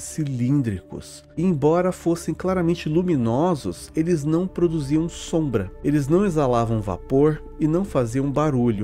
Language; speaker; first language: Portuguese; native; Portuguese